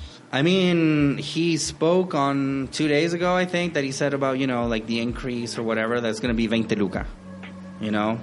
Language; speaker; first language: English; non-native, fluent; Spanish